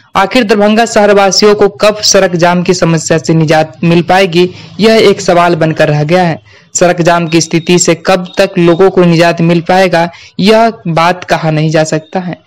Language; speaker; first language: Hindi; native; Hindi